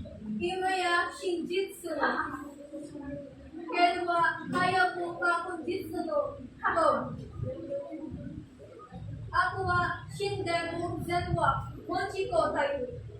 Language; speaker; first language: Japanese; non-native, learner; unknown